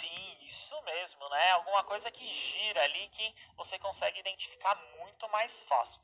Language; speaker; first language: Portuguese; native; Portuguese